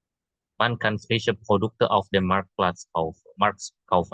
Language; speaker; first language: German; non-native, fluent; Indonesian